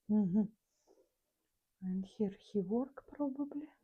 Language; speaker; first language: English; non-native, learner; Russian